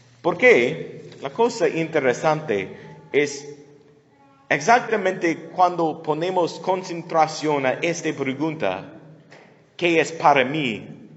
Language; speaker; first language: Spanish; non-native, learner; English